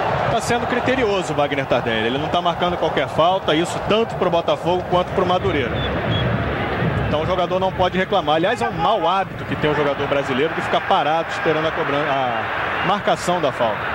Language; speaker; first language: Portuguese; native; Portuguese